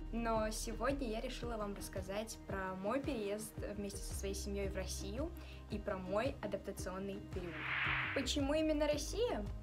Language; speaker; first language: Russian; early bilingual, other home language; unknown